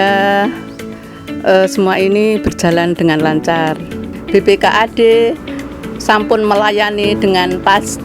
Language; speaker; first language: Indonesian; non-native, local second language; Javanese